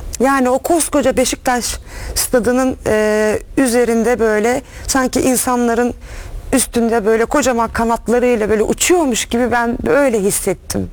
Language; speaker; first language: Turkish; native; Turkish